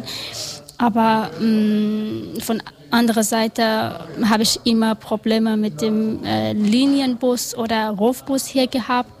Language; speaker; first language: German; non-native, learner; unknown